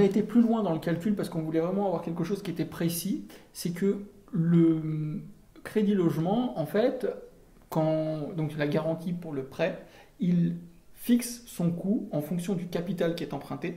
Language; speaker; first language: French; native; French